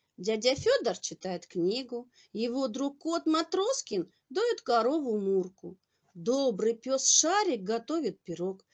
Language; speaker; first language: Russian; native; Russian